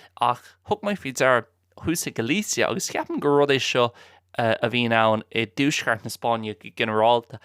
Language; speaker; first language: Irish; non-native, local second language; English